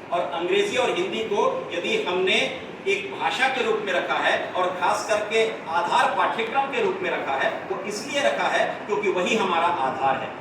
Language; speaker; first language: Hindi; non-native, local second language; Kannada